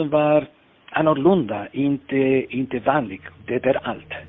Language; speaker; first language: Swedish; non-native, fluent; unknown